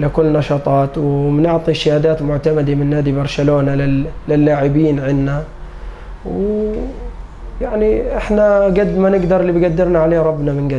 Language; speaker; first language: Arabic; native; Arabic